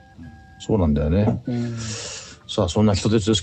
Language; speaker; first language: Japanese; native; Japanese